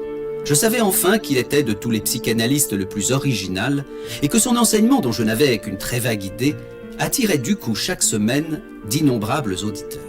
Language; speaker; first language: French; native; French